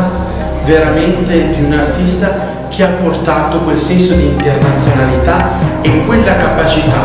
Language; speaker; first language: Italian; native; Italian